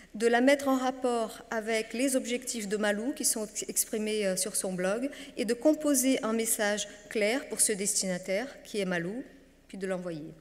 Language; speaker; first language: French; non-native, fluent; Portuguese